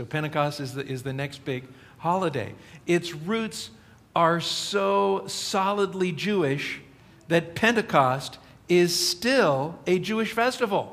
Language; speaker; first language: English; native; English